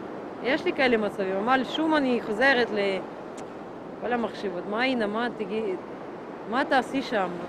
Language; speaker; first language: Hebrew; non-native, fluent; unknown